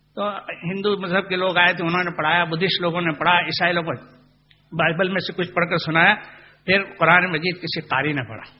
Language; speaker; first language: Urdu; non-native, local second language; Gujarati